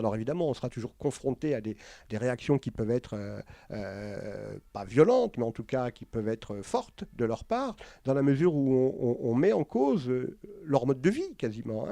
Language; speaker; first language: French; native; French